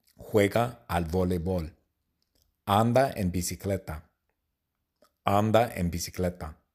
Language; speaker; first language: Spanish; non-native, fluent; English